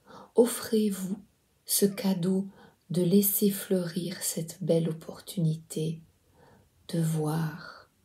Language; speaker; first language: French; native; French